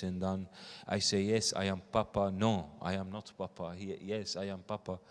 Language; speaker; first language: English; non-native, learner; Arabic